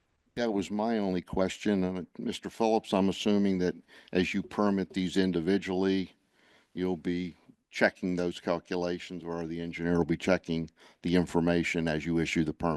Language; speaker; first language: English; native; English